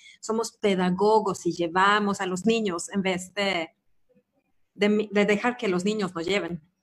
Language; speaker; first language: Spanish; non-native, fluent; Swedish